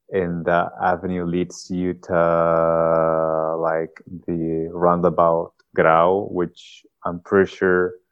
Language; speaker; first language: English; non-native, fluent; Spanish